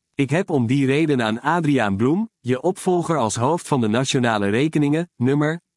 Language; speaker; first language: Dutch; native; Dutch